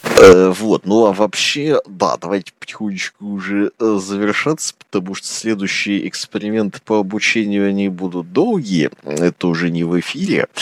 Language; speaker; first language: Russian; native; Russian